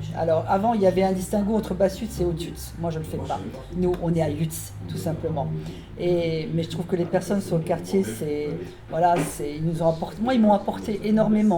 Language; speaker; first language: French; native; French